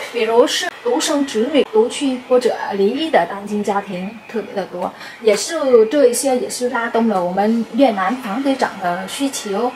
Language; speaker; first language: Chinese; non-native, fluent; Vietnamese